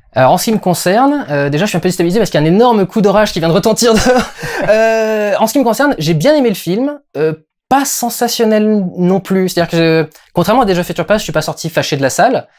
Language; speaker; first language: French; native; French